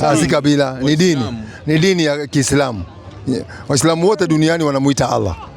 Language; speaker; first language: Swahili; non-native, local second language; Kikuyu